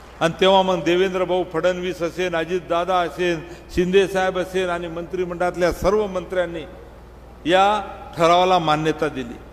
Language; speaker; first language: Marathi; non-native, local second language; Lambadi